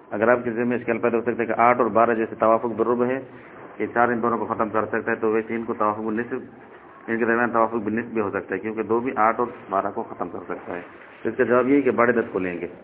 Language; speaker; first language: Urdu; non-native, local second language; Northern Hindko